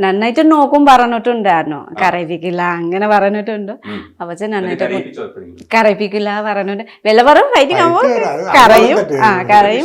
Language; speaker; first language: Malayalam; non-native, learner; Nepali